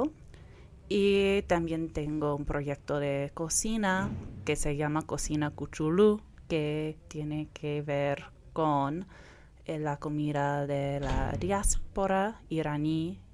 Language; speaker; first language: Spanish; non-native, fluent; English